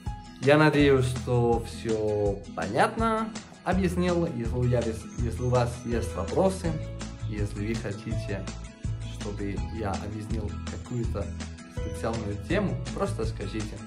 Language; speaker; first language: Russian; non-native, fluent; Catalan